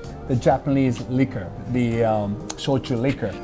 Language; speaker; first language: English; non-native, fluent; Japanese